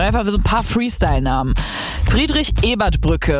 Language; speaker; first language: German; native; German